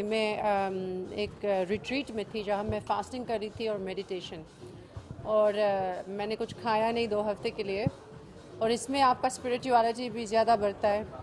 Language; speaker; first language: Hindi; early bilingual, heritage; English